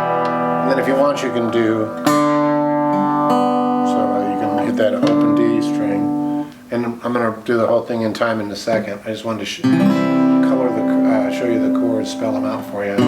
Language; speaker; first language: English; native; English